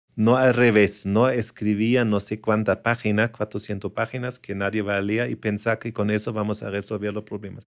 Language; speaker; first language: Spanish; non-native, fluent; German